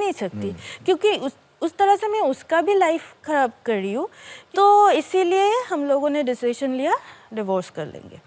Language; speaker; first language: Hindi; non-native, local second language; Bangla